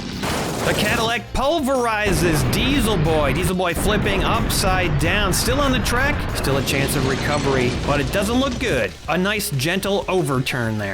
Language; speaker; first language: English; native; English